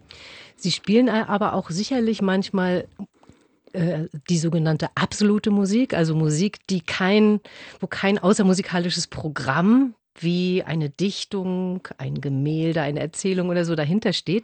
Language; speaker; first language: German; native; German